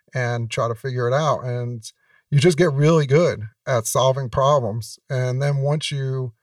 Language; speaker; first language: English; native; English